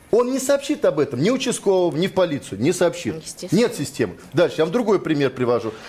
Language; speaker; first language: Russian; native; Russian